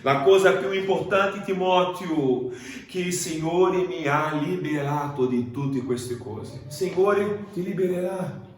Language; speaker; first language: Italian; non-native, fluent; Portuguese